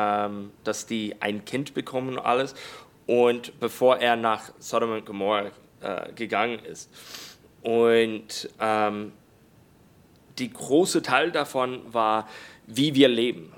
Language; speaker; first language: German; non-native, learner; English